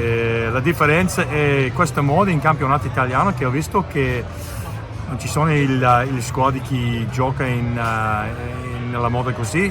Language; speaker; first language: Italian; non-native, learner; English